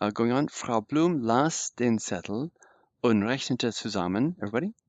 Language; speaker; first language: German; non-native, fluent; English